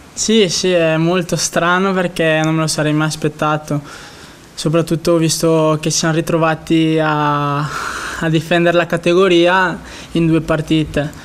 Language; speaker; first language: Italian; early bilingual, other home language; Spanish